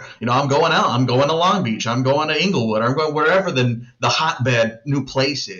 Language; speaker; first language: English; native; English